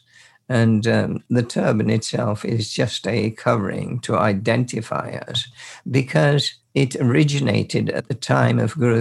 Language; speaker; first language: English; native; English